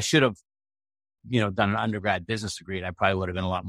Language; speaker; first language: English; native; English